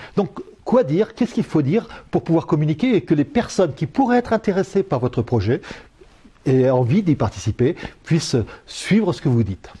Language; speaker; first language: French; native; French